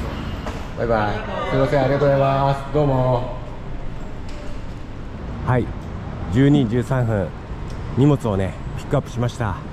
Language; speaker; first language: Japanese; native; Japanese